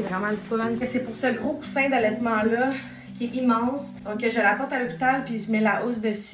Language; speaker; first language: French; native; French